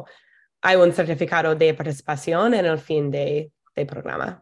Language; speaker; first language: Spanish; non-native, fluent; English